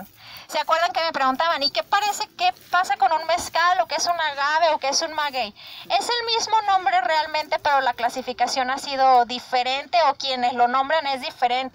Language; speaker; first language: Spanish; native; Spanish